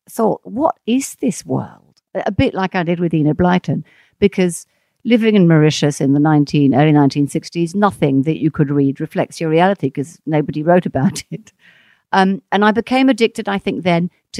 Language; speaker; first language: English; non-native, fluent; French